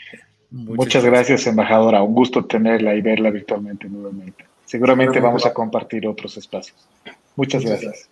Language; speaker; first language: Spanish; native; Spanish